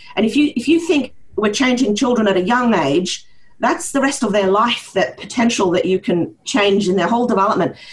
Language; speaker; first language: English; early bilingual, heritage; Norwegian